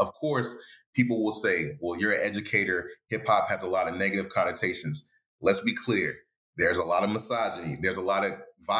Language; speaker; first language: English; native; English